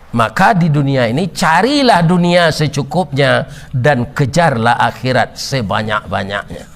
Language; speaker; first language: Malay; non-native, local second language; Minangkabau